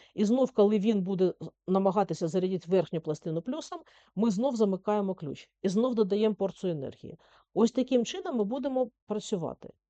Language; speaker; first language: Ukrainian; native; Ukrainian